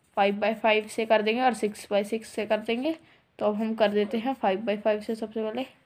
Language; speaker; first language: Hindi; non-native, local second language; Punjabi